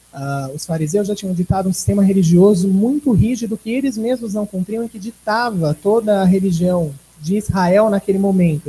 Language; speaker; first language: Portuguese; native; Portuguese